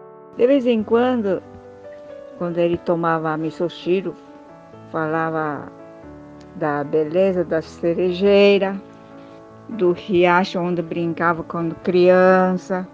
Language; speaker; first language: Portuguese; early bilingual, other home language; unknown